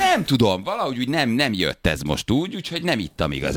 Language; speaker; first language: Hungarian; native; Hungarian